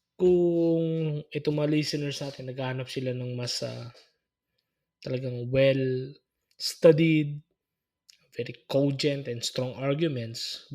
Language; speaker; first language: Filipino; native; Filipino